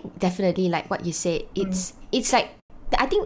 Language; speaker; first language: English; non-native, local second language; Chinese